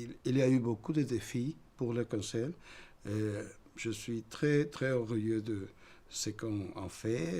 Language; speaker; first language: French; non-native, fluent; Spanish